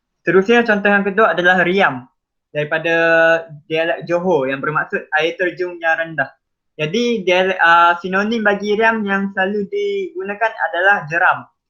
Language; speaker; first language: Malay; native; Malay